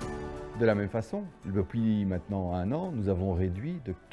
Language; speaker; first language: French; native; French